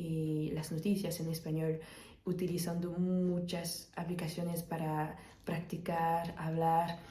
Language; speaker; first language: Spanish; non-native, fluent; French